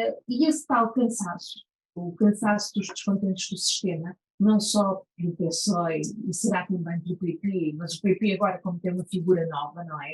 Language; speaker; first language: Portuguese; native; Portuguese